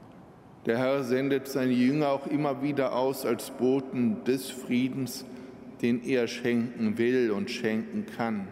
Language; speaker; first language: German; native; German